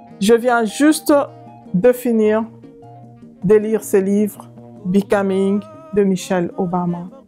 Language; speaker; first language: French; non-native, local second language; Lingala